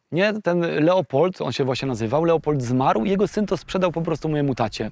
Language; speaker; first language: Polish; native; Polish